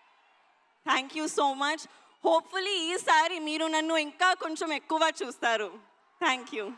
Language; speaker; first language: Telugu; non-native, learner; Hindi